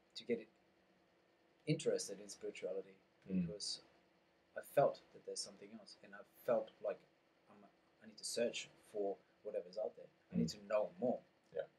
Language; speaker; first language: English; non-native, fluent; German